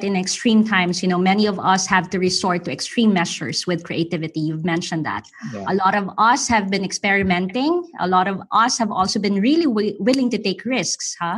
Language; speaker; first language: English; non-native, local second language; Filipino